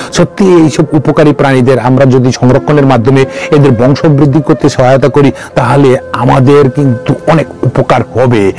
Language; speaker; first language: Bangla; non-native, local second language; Kok Borok